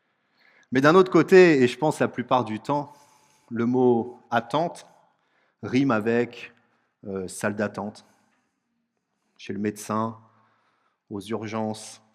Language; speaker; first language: French; native; French